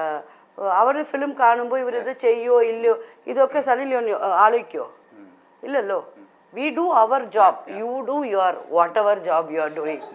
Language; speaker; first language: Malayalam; non-native, local second language; Tamil